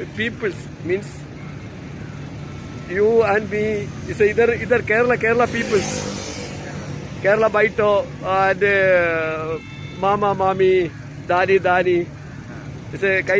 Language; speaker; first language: Hindi; non-native, learner; Malayalam